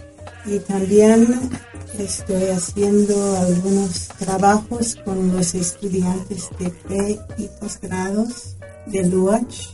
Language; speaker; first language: Spanish; non-native, fluent; English